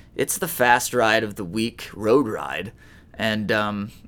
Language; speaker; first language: English; native; English